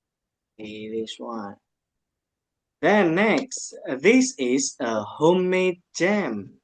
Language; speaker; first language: English; non-native, fluent; Indonesian